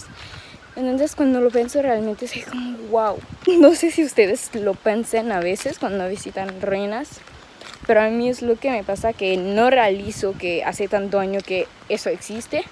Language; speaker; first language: Spanish; non-native, fluent; French